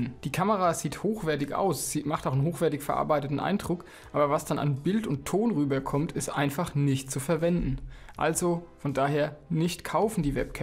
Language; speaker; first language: German; native; German